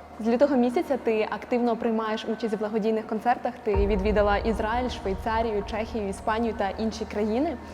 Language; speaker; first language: Ukrainian; native; Ukrainian